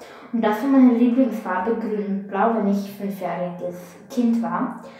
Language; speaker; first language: German; non-native, learner; Bulgarian